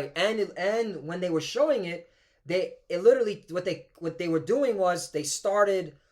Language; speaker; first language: English; native; English